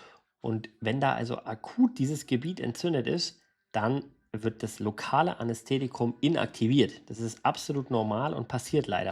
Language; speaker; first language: German; native; German